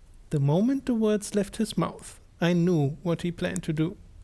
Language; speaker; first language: English; non-native, fluent; German